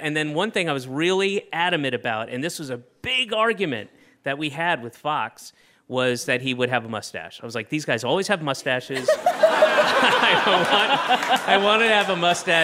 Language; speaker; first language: English; native; English